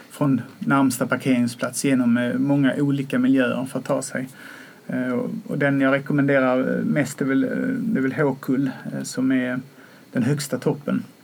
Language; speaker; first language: Swedish; native; Swedish